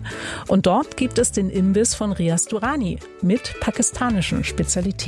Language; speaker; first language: German; native; German